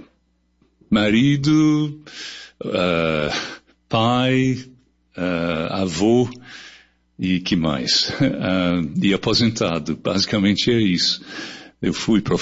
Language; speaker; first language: Portuguese; non-native, fluent; English